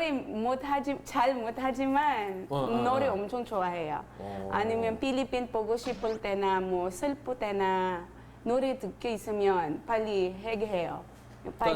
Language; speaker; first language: Korean; non-native, learner; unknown